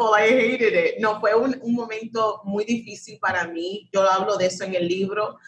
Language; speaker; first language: Spanish; early bilingual, heritage; Spanish